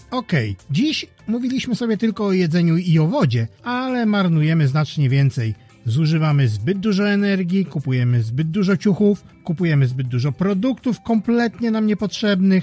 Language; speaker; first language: Polish; native; Polish